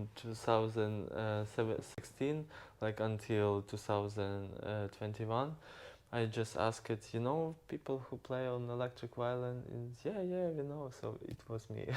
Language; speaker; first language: English; non-native, learner; Ukrainian